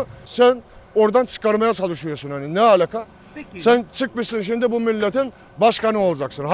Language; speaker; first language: Turkish; native; Turkish